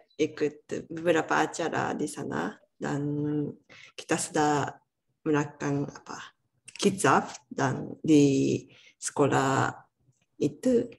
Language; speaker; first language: Indonesian; non-native, learner; Japanese